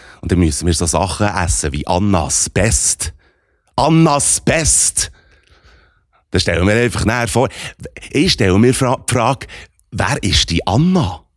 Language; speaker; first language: German; native; German